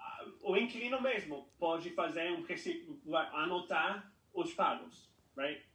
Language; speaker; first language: Portuguese; non-native, fluent; English